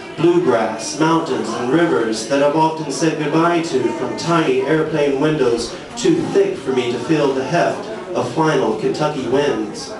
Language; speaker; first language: English; native; English